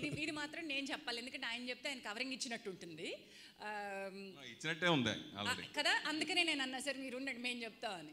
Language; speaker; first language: Telugu; native; Telugu